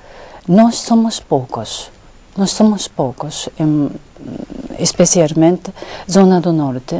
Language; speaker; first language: Portuguese; non-native, fluent; Japanese